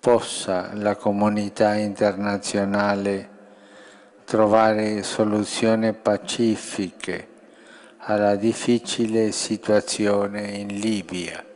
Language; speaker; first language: Italian; non-native, fluent; Spanish